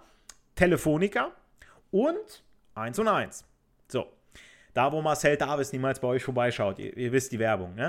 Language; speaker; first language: German; native; German